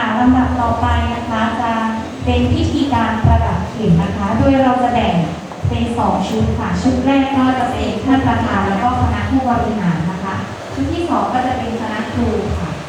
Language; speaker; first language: Thai; native; Thai